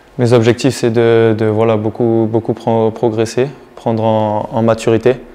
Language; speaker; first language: French; native; French